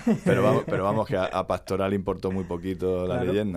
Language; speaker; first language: Spanish; native; Spanish